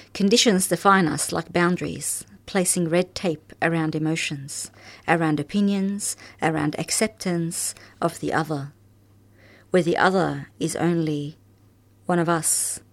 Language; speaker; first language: English; early bilingual, other home language; Arabic